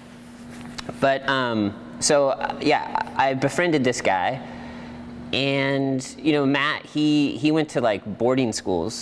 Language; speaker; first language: English; native; English